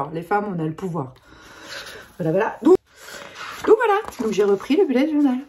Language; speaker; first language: French; native; French